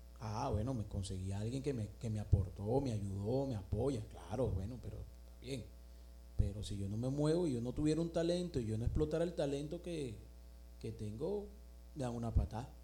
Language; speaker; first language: Spanish; native; Spanish